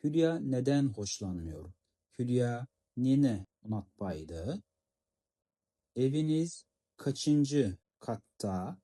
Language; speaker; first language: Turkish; non-native, fluent; Kazakh